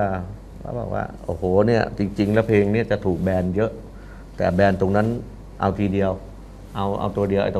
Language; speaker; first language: Thai; native; Thai